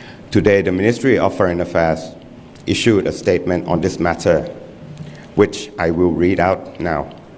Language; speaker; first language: English; non-native, fluent; Thai